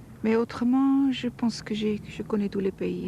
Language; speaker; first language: French; non-native, fluent; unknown